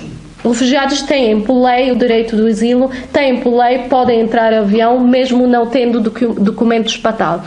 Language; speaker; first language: Portuguese; non-native, fluent; Arabic